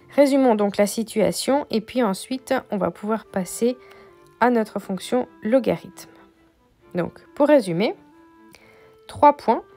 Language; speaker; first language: French; native; French